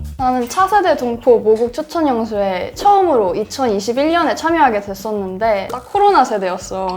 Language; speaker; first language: Korean; early bilingual, heritage; Korean